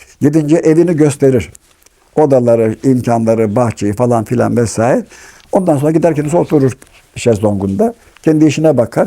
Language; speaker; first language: Turkish; native; Turkish